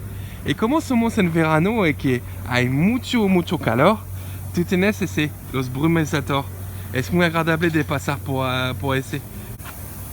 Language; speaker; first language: Spanish; non-native, learner; French